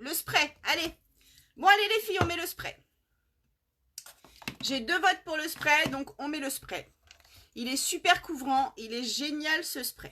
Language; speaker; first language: French; native; French